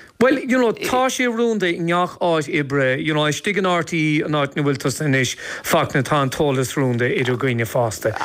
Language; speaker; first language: Irish; non-native, local second language; English